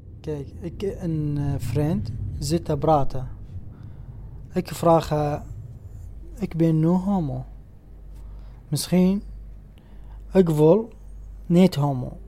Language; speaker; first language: Dutch; non-native, learner; Arabic